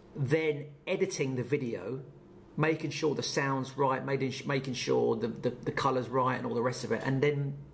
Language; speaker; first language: English; native; English